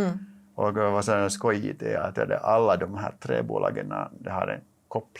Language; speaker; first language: Swedish; non-native, local second language; Finnish